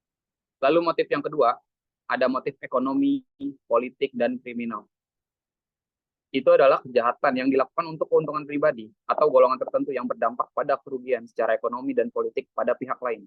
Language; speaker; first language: Indonesian; native; Indonesian